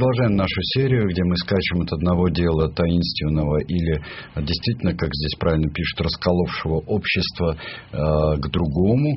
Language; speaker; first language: Russian; native; Russian